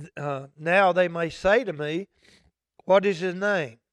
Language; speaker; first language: English; native; English